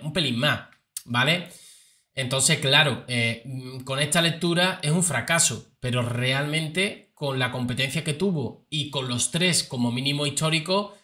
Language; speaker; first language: Spanish; native; Spanish